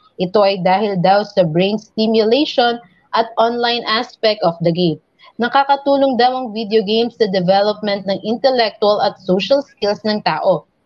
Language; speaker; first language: Filipino; non-native, local second language; Pampanga